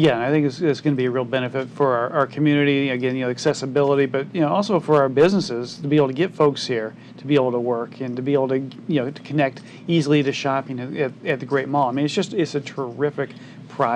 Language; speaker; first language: English; native; English